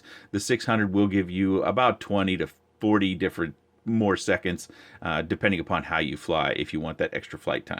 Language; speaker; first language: English; native; English